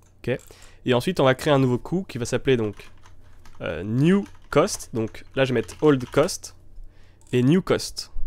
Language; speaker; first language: French; native; French